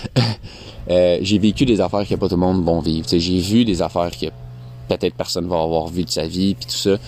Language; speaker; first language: French; native; French